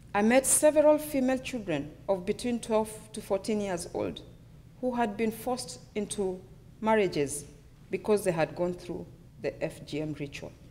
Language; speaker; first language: English; non-native, local second language; Luyia